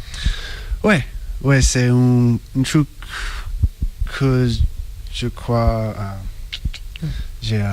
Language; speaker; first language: French; non-native, learner; English